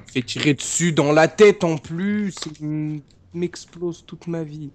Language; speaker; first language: French; native; French